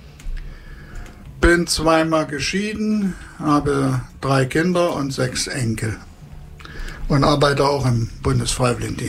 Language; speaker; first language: German; native; German